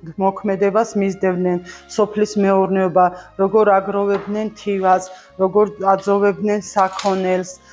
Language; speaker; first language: Georgian; non-native, local second language; Armenian